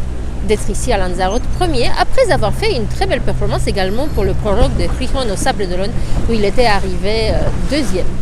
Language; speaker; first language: French; native; French